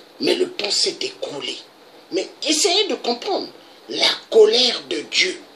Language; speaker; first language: French; non-native, local second language; Lingala